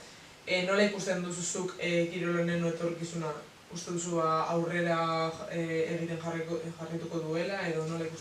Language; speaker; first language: Basque; non-native, local second language; Spanish